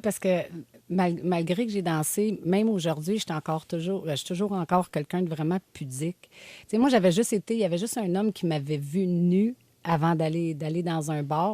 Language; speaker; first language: French; native; French